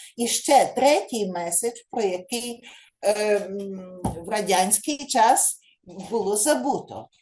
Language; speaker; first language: Ukrainian; native; Ukrainian